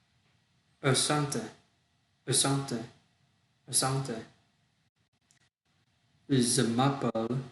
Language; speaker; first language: French; non-native, learner; Vietnamese